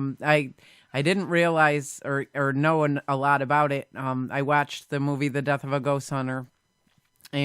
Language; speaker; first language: English; native; English